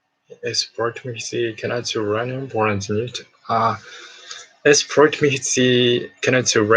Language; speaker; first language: German; non-native, learner; Japanese